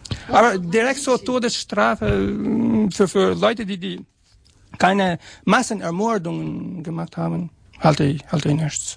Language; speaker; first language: German; non-native, fluent; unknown